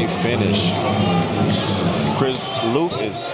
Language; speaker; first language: English; native; English